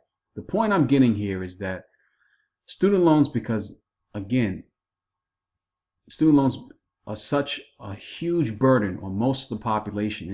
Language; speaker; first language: English; native; English